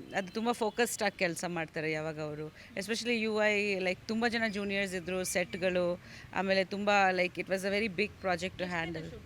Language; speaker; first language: Kannada; non-native, fluent; Bangla